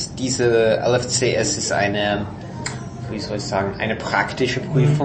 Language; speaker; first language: German; non-native, fluent; English